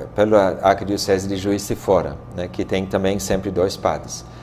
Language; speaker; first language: Portuguese; non-native, fluent; German